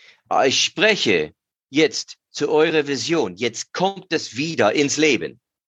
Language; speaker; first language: German; native; German